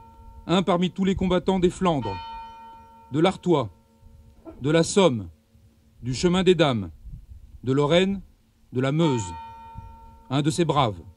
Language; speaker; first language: French; native; French